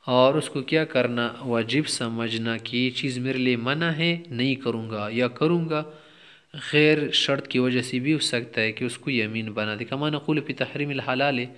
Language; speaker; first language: Urdu; non-native, local second language; Pashto